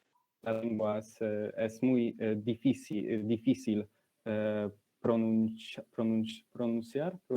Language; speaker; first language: Spanish; non-native, learner; Polish